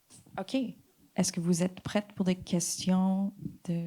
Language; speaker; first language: French; non-native, fluent; English